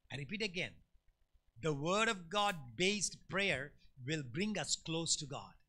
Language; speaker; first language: English; non-native, local second language; Telugu